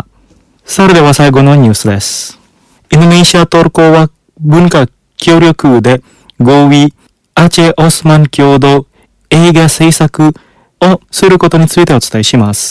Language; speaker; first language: Japanese; non-native, fluent; Indonesian